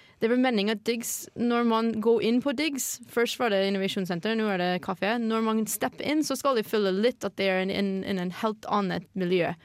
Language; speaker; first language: Norwegian; non-native, fluent; English